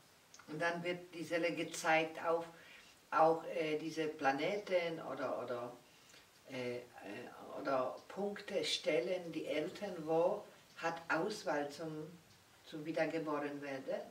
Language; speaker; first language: German; non-native, learner; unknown